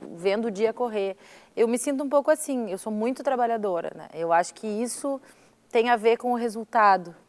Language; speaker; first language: Portuguese; native; Portuguese